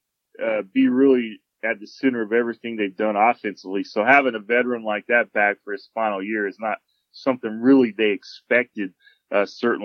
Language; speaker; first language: English; native; English